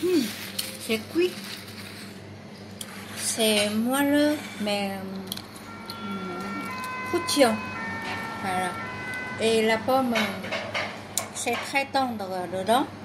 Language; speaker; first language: French; non-native, fluent; Vietnamese